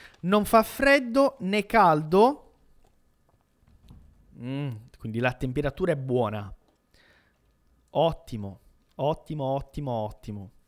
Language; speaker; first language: Italian; non-native, fluent; Portuguese